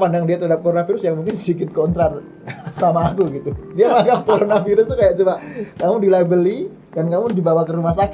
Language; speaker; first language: Indonesian; native; Indonesian